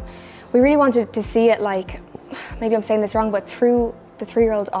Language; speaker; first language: English; native; English